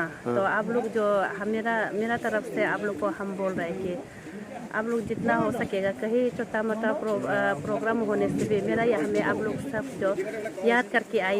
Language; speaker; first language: Hindi; non-native, local second language; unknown